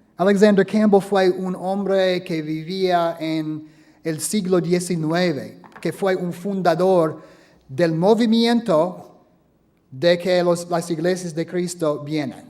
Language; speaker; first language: Spanish; non-native, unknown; English